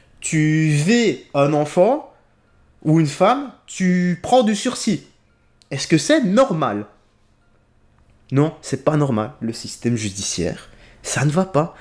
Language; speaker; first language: French; native; French